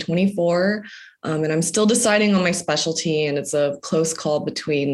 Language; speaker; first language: English; native; English